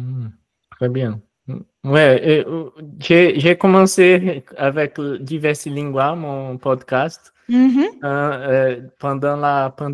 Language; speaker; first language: French; non-native, fluent; Portuguese